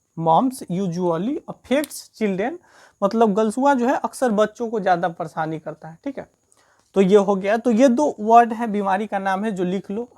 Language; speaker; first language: Hindi; native; Hindi